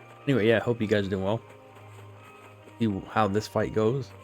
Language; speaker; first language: English; native; English